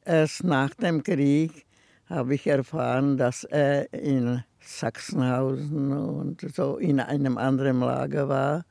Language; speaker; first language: German; non-native, fluent; Czech